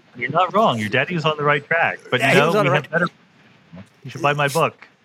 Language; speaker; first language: English; native; English